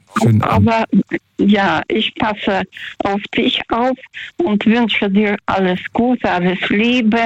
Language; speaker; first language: German; early bilingual, heritage; German